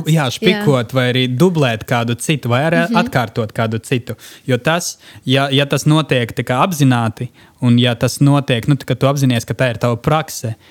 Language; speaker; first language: Latvian; non-native, local second language; Russian